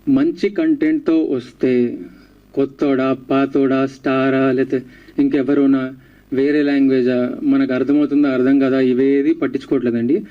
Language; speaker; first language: Telugu; native; Telugu